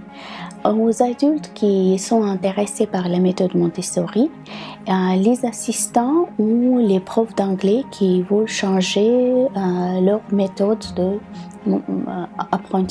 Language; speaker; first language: French; non-native, fluent; Russian